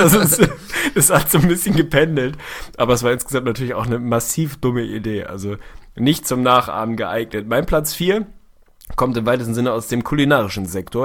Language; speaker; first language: German; native; German